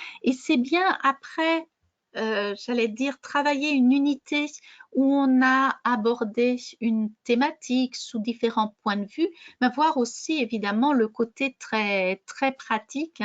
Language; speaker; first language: French; native; French